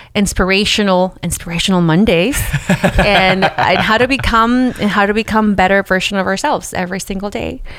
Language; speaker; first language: English; early bilingual, other home language; Spanish